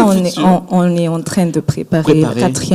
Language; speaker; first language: French; non-native, local second language; Malagasy